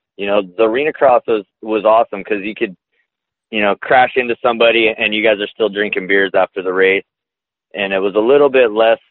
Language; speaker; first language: English; native; English